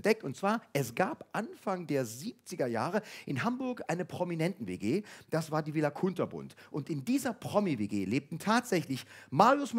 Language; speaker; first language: German; native; German